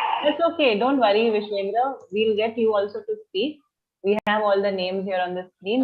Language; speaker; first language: English; non-native, local second language; Hindi